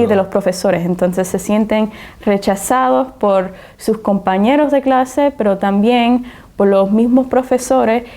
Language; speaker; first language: Spanish; early bilingual, heritage; Spanish